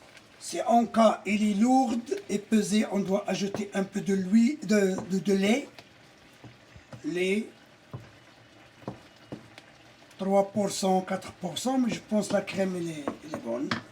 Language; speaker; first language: French; non-native, fluent; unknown